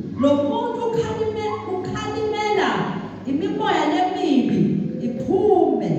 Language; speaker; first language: Zulu; non-native, local second language; Swati